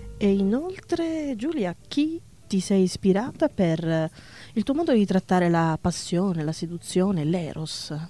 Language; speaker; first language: Italian; native; Italian